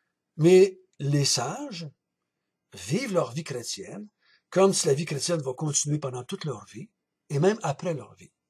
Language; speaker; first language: French; native; French